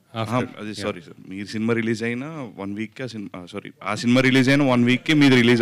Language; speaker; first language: Telugu; native; Telugu